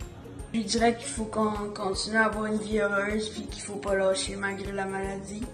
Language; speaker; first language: French; native; French